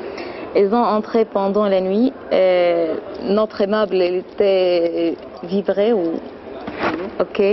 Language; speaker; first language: French; non-native, fluent; Arabic